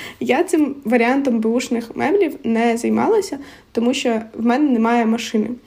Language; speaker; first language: Ukrainian; non-native, local second language; Russian